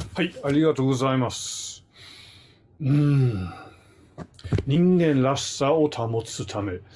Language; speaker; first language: Japanese; non-native, fluent; German